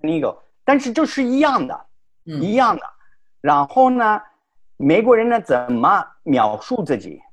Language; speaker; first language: Chinese; non-native, fluent; Italian